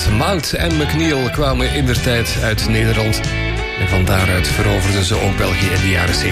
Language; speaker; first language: Dutch; native; Dutch